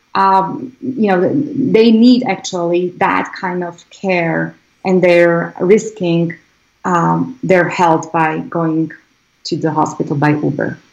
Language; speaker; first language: English; non-native, fluent; Slovak